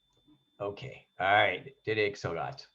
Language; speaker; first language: Danish; non-native, fluent; English